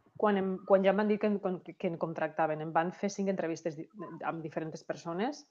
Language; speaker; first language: Catalan; native; Catalan